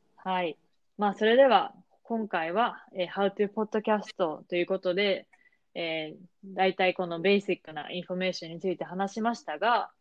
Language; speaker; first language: Japanese; native; Japanese